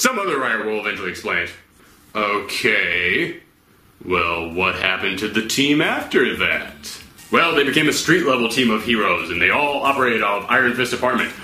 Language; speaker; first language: English; native; English